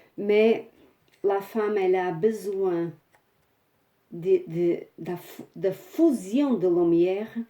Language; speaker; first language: French; non-native, fluent; Portuguese